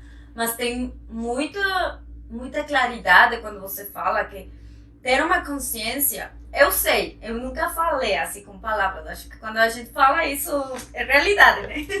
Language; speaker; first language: Portuguese; non-native, fluent; Spanish